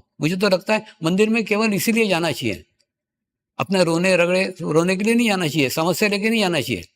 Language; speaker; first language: Hindi; native; Hindi